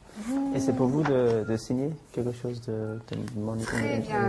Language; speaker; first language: French; non-native, learner; English